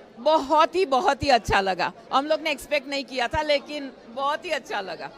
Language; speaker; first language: Hindi; non-native, local second language; Gujarati